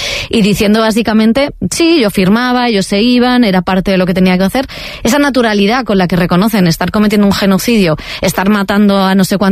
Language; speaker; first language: Spanish; native; Spanish